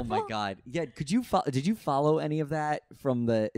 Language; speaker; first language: English; native; English